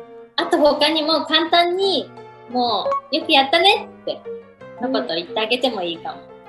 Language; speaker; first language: Japanese; native; Japanese